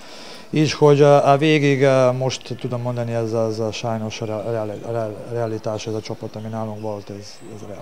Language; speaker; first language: Hungarian; non-native, learner; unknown